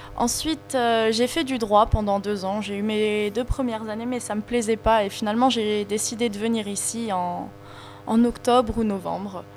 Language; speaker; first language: French; native; French